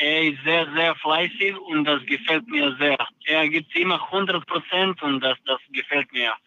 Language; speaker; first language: German; non-native, learner; Serbian